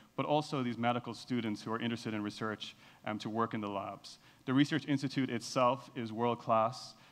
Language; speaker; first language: English; native; English